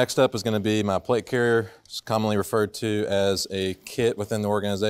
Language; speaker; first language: English; native; English